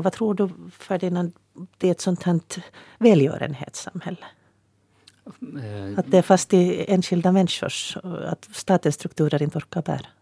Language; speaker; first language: Swedish; native; Swedish